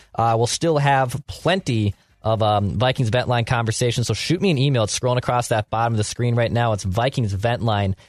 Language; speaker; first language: English; native; English